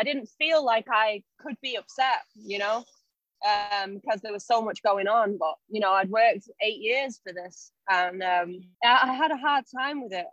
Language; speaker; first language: English; native; English